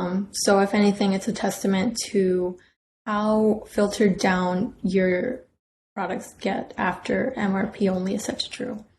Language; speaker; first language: English; native; English